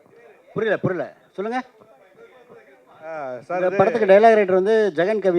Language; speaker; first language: Tamil; native; Tamil